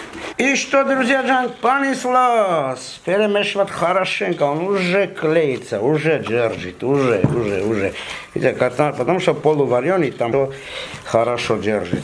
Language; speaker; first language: Russian; non-native, fluent; Armenian